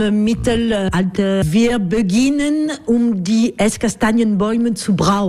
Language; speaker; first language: German; non-native, learner; French